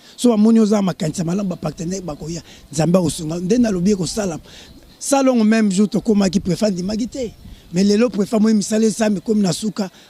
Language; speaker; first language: Lingala; native; Lingala